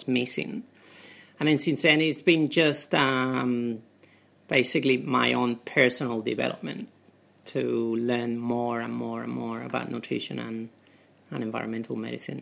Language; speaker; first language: English; non-native, fluent; Spanish